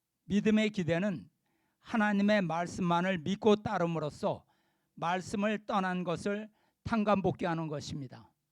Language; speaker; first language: Korean; native; Korean